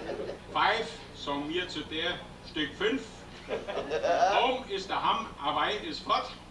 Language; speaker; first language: German; native; German